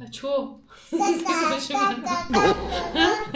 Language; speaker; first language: Korean; non-native, local second language; Uzbek